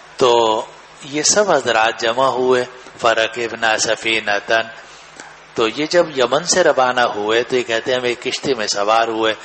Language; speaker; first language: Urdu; native; Urdu